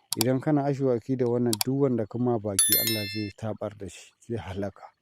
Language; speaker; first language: Hausa; non-native, local second language; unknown